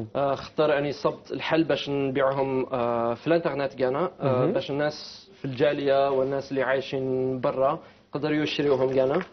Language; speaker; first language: Arabic; non-native, fluent; English